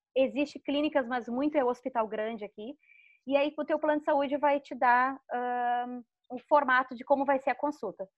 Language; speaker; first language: Portuguese; native; Portuguese